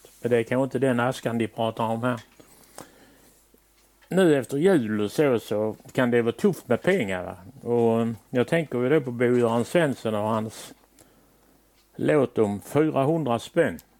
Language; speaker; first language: Swedish; native; Swedish